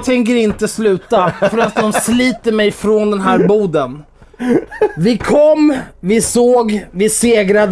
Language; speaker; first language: Swedish; native; Swedish